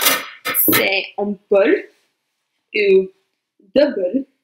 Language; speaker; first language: French; non-native, learner; English